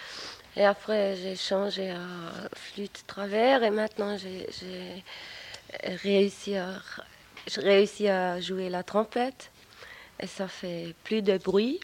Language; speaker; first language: French; non-native, local second language; German